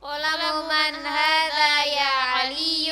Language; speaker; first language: Arabic; non-native, learner; Indonesian